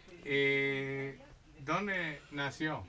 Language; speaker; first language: Spanish; non-native, learner; English